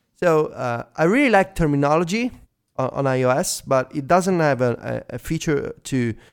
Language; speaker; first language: English; non-native, fluent; Italian